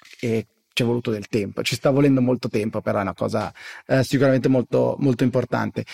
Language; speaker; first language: Italian; native; Italian